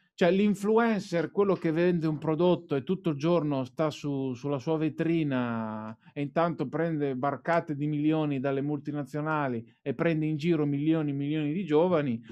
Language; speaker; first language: Italian; native; Italian